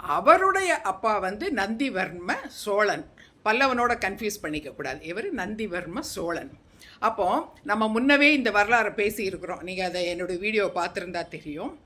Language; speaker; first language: Tamil; non-native, local second language; Telugu